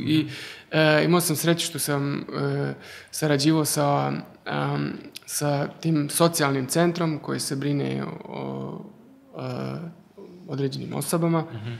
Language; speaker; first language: Serbian; early bilingual, heritage; Serbian